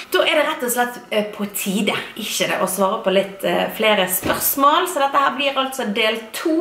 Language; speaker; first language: Norwegian; native; Norwegian